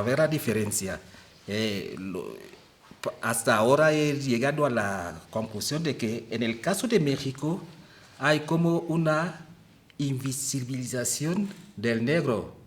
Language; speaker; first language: Spanish; non-native, fluent; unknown